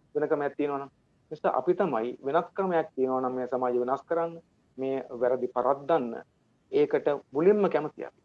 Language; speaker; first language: Sinhala; native; Sinhala